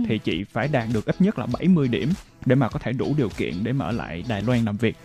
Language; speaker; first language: Vietnamese; native; Vietnamese